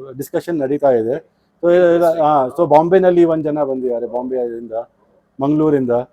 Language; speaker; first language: Kannada; non-native, local second language; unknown